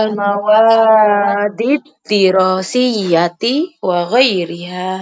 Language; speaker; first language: Arabic; non-native, fluent; Indonesian